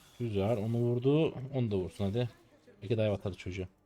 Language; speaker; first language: Turkish; native; Turkish